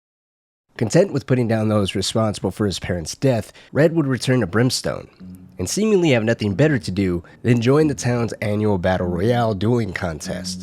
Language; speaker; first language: English; native; English